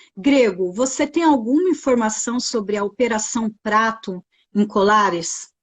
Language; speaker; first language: Portuguese; native; Portuguese